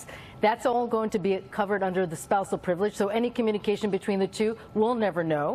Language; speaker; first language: English; native; English